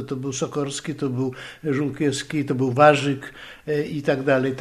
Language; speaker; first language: Polish; early bilingual, other home language; Russian